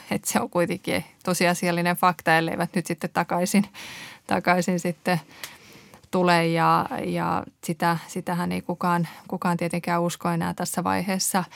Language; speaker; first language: Finnish; early bilingual, other home language; Persian